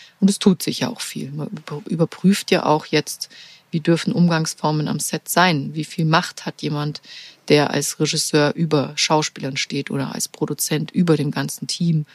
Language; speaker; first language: German; native; German